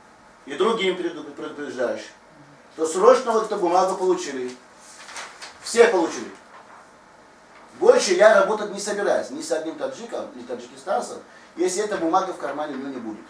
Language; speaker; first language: Russian; non-native, fluent; Tajik